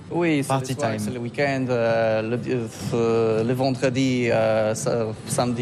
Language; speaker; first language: French; non-native, learner; Polish